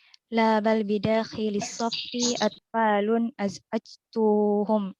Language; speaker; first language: Arabic; non-native, learner; Indonesian